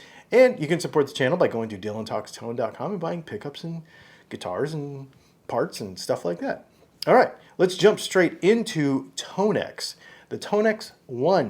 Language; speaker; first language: English; native; English